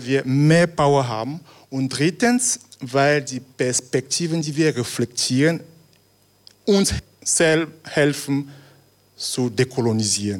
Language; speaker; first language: German; non-native, fluent; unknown